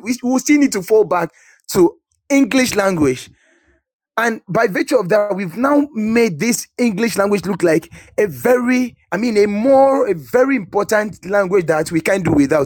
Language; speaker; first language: English; non-native, local second language; Ibibio